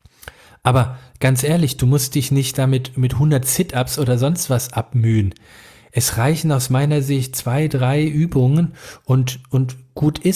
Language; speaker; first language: German; native; German